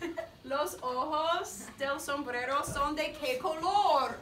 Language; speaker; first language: Spanish; non-native, fluent; English